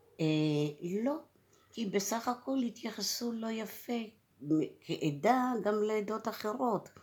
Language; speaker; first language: Hebrew; early bilingual, other home language; Malayalam